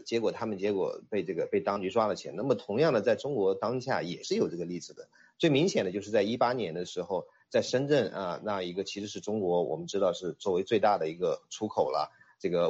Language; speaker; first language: Chinese; native; Chinese